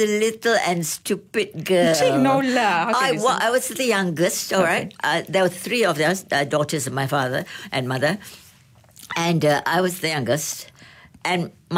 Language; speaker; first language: English; non-native, local second language; Malay